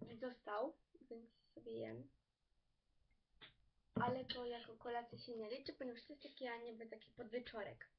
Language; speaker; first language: Polish; early bilingual, heritage; Polish